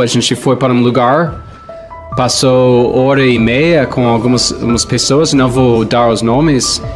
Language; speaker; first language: Portuguese; non-native, fluent; English